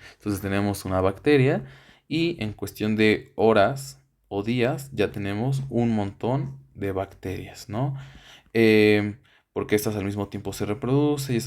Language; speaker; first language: Spanish; native; Spanish